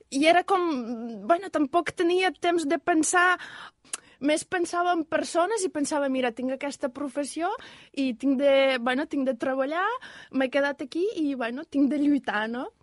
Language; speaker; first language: Catalan; non-native, fluent; Ukrainian